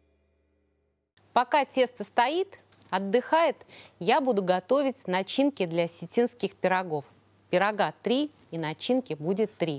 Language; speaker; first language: Russian; native; Russian